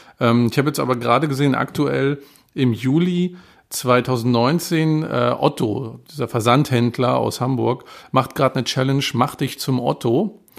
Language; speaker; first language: German; native; German